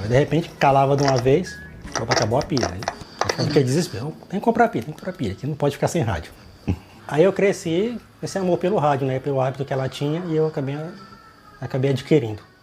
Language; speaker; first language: Portuguese; native; Portuguese